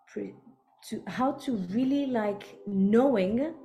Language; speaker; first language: English; non-native, fluent; Hebrew